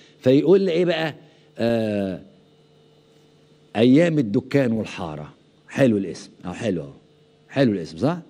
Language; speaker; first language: Arabic; native; Arabic